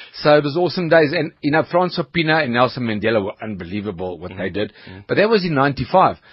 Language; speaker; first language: English; native; English